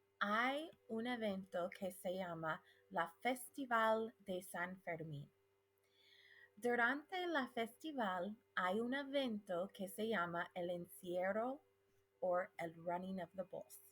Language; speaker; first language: Spanish; non-native, fluent; English